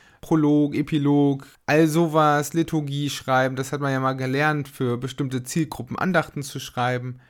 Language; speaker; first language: German; native; German